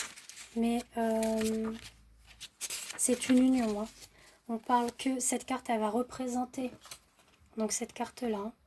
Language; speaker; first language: French; native; French